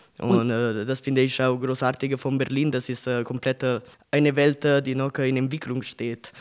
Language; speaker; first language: German; non-native, learner; Italian